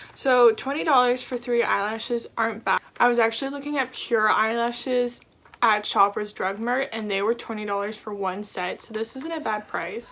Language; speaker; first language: English; native; English